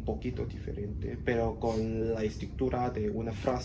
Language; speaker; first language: Spanish; non-native, learner; Cantonese